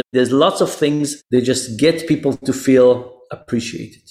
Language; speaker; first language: English; non-native, fluent; Hebrew